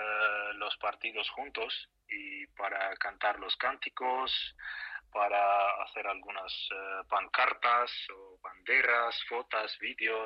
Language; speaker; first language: Spanish; non-native, fluent; Russian